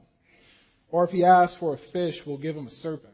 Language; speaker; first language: English; native; English